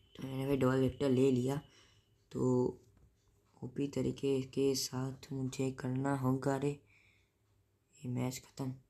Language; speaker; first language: Hindi; native; Hindi